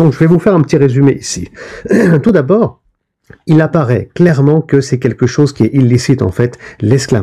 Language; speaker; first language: French; native; French